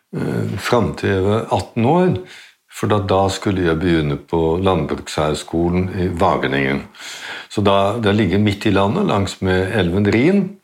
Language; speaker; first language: Norwegian; non-native, fluent; Dutch